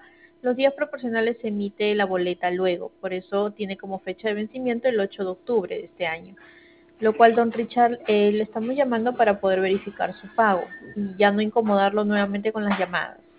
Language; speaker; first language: Spanish; native; Spanish